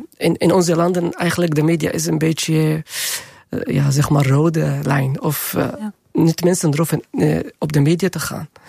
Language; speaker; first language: Dutch; non-native, learner; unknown